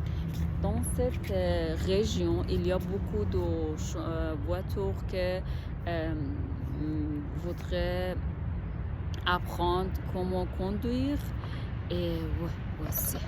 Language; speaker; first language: French; non-native, learner; Persian